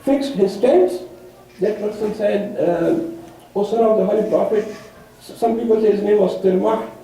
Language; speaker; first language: English; non-native, local second language; Urdu